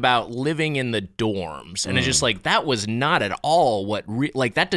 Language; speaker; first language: English; native; English